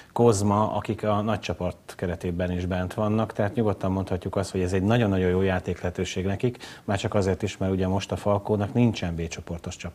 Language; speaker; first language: Hungarian; native; Hungarian